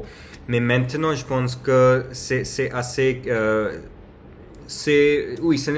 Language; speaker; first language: French; non-native, learner; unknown